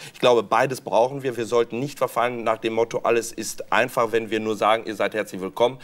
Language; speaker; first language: German; early bilingual, other home language; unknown